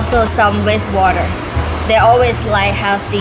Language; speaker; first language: English; non-native, learner; Thai